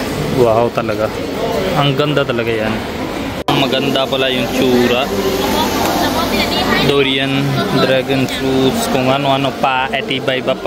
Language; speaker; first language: Filipino; non-native, learner; Punjabi